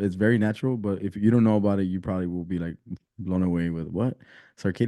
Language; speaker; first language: English; early bilingual, other home language; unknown